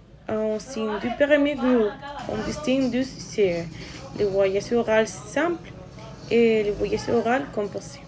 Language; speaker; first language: French; non-native, learner; Spanish